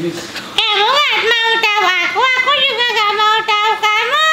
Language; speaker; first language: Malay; non-native, local second language; Javanese